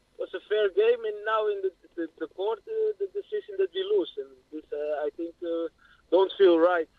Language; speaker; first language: English; non-native, learner; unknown